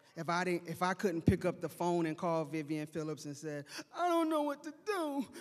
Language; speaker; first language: English; native; English